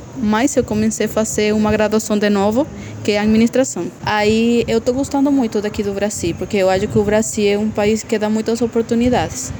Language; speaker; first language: Portuguese; non-native, fluent; Spanish